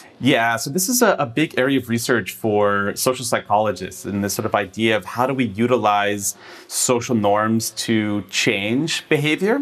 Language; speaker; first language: English; native; English